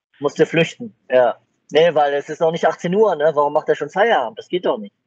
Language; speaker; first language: German; native; German